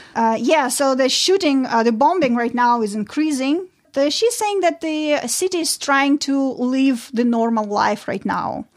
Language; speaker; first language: English; non-native, fluent; Ukrainian